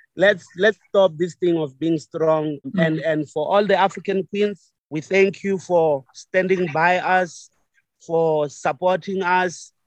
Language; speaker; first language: English; non-native, local second language; Venda